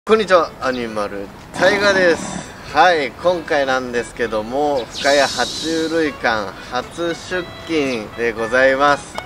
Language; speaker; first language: Japanese; native; Japanese